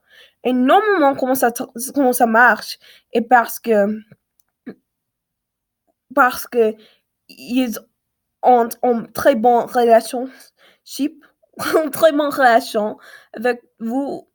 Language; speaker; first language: French; non-native, learner; English